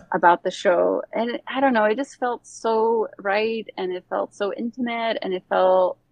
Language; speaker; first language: English; early bilingual, other home language; Bosnian